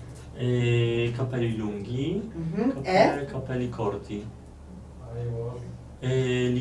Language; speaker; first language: Italian; non-native, learner; Polish